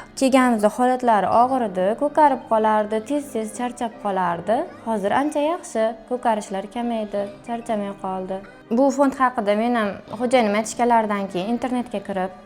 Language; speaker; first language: Uzbek; native; Uzbek